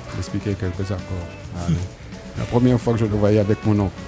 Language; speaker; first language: French; native; French